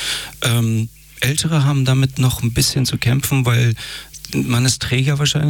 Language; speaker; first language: German; early bilingual, other home language; Persian